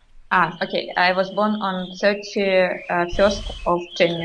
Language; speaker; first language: English; non-native, learner; Russian